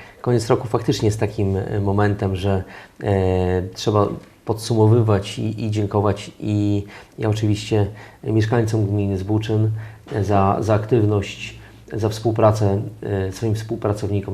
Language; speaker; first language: Polish; native; Polish